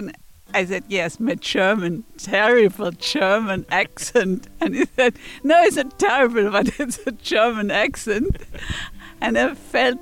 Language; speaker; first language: English; non-native, fluent; German